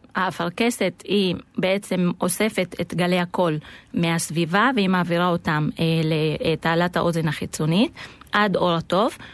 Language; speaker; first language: Hebrew; non-native, local second language; Arabic